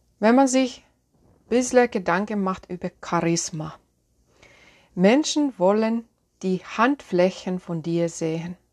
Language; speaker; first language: German; non-native, fluent; Finnish